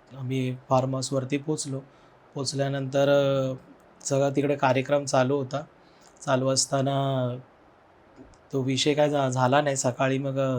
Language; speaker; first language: Marathi; non-native, local second language; Telugu